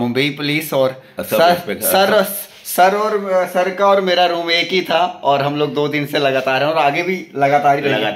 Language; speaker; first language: Hindi; native; Hindi